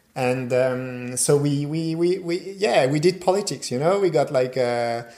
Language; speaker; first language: English; non-native, fluent; French